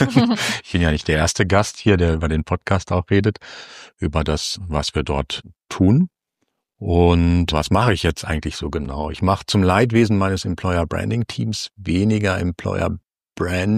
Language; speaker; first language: German; native; German